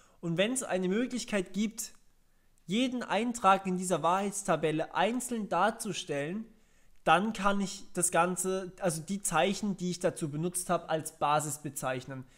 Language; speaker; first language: German; native; German